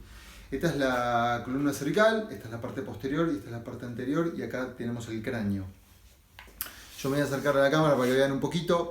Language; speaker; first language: Spanish; native; Spanish